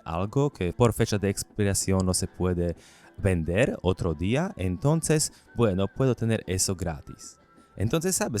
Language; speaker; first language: Spanish; non-native, learner; Slovak